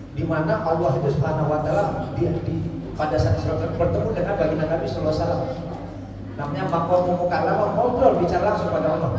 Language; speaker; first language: Indonesian; non-native, local second language; Javanese